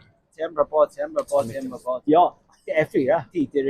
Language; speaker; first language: Norwegian; non-native, learner; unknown